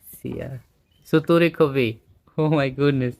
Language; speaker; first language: English; non-native, fluent; Bangla